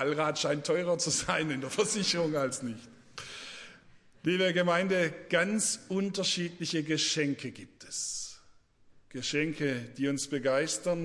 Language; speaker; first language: German; native; German